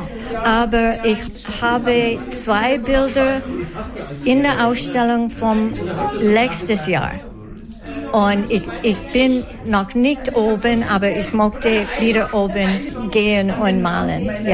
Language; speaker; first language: German; non-native, learner; English